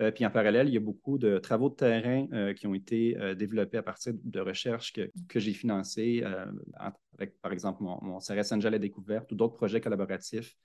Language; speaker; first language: French; native; French